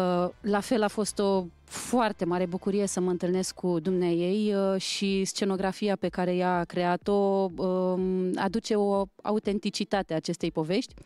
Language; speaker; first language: Romanian; native; Romanian